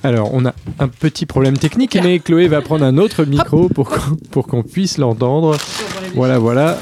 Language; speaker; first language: French; native; French